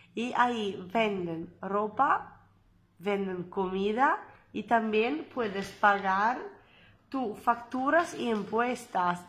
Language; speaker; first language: Spanish; non-native, fluent; Italian